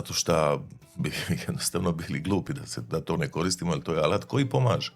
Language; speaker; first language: Bosnian; native; Bosnian